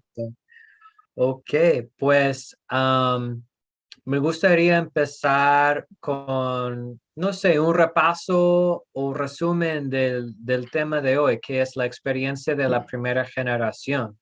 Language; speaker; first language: Spanish; non-native, fluent; English